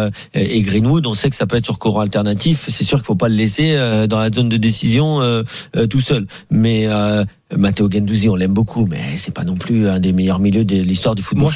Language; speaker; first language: French; native; French